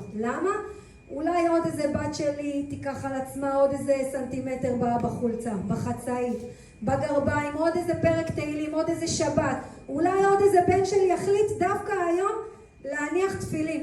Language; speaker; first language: Hebrew; native; Hebrew